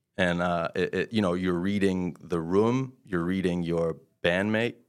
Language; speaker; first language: English; non-native, fluent; French